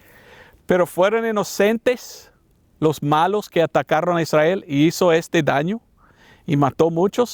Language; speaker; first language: Spanish; non-native, learner; English